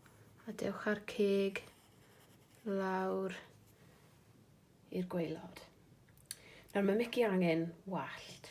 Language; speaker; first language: Welsh; non-native, local second language; English